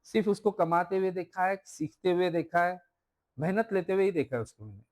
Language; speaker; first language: Hindi; non-native, local second language; Marathi